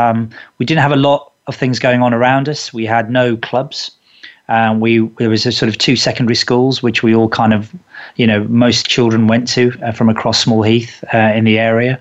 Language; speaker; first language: English; native; English